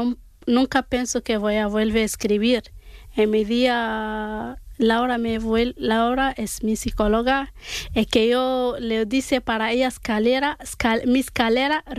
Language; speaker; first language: Spanish; non-native, learner; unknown